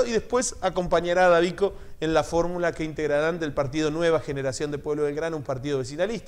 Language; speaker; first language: Spanish; native; Spanish